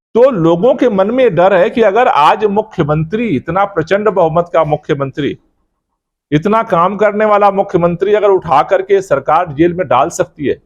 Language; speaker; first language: Hindi; native; Hindi